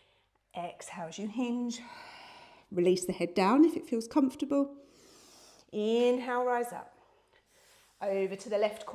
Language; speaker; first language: English; native; English